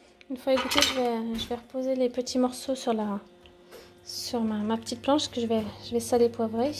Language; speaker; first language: French; native; French